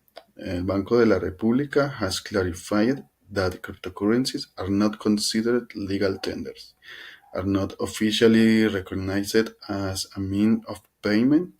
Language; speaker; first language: English; non-native, learner; Spanish